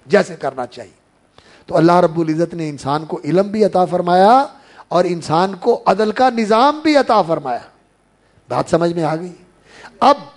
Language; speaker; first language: Urdu; non-native, local second language; Punjabi